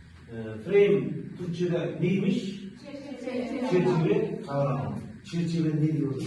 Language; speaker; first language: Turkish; non-native, fluent; Uzbek